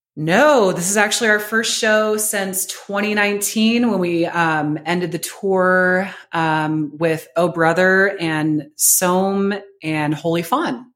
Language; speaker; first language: English; native; English